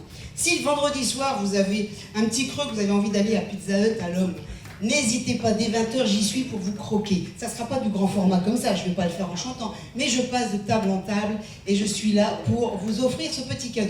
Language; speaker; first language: French; native; French